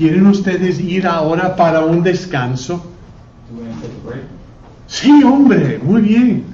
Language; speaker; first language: Spanish; non-native, fluent; English